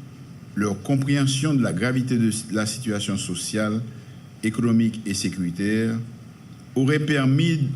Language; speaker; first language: French; non-native, local second language; Haitian Creole